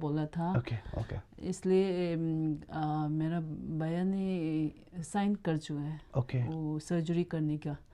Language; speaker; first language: Hindi; non-native, learner; Tibetan